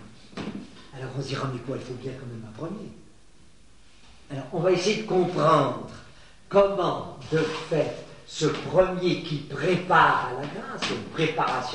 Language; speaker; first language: French; native; French